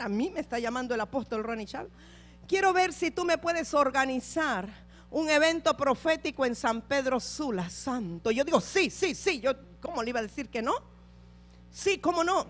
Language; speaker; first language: Spanish; native; Spanish